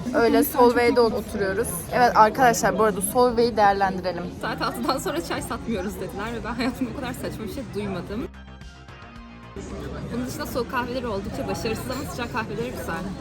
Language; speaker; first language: Turkish; native; Turkish